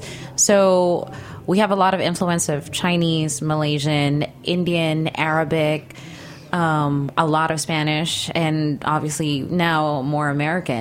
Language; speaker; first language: English; non-native, local second language; Filipino